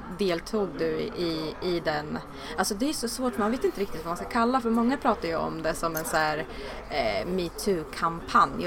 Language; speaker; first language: Swedish; native; Swedish